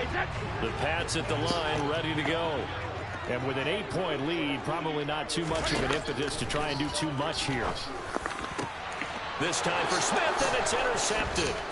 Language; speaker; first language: English; native; English